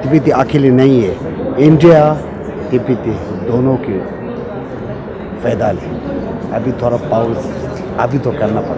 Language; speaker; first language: Hindi; non-native, learner; Tibetan